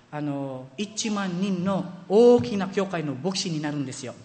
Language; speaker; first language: Japanese; non-native, fluent; Filipino